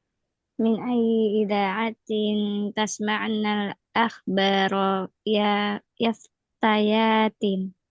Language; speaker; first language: Arabic; non-native, learner; Indonesian